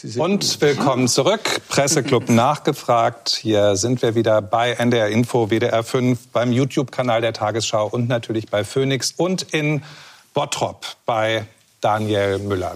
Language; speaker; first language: German; native; German